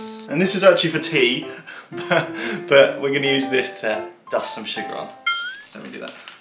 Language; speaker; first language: English; native; English